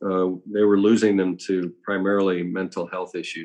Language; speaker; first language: English; native; English